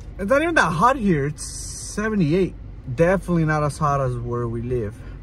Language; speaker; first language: English; early bilingual, other home language; Spanish